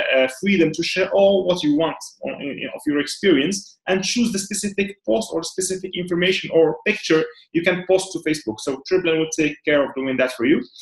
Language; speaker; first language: English; non-native, fluent; Arabic